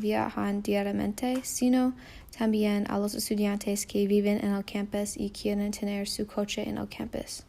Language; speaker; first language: Spanish; non-native, learner; English